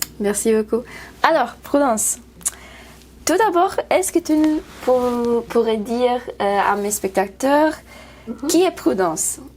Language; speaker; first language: French; non-native, learner; English